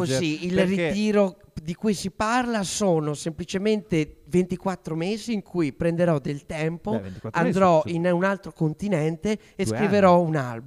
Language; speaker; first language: Italian; native; Italian